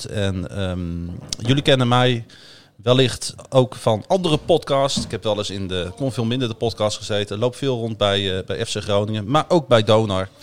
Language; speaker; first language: Dutch; native; Dutch